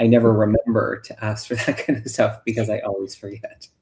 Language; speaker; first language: English; native; English